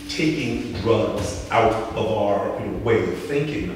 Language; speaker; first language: English; native; English